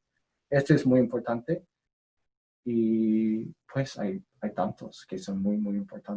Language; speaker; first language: Spanish; non-native, learner; English